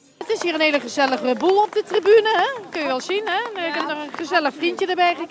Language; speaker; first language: Dutch; native; Dutch